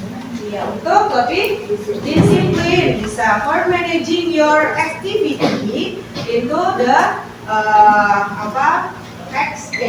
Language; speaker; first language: English; non-native, fluent; Indonesian